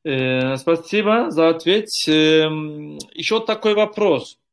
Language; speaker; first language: Russian; non-native, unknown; Turkish